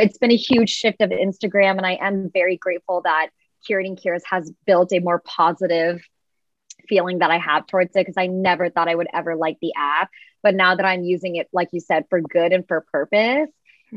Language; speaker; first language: English; native; English